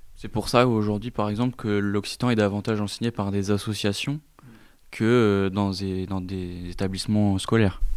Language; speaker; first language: French; native; French